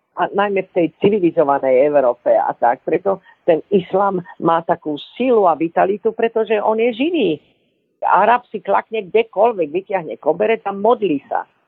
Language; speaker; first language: Slovak; early bilingual, other home language; Bulgarian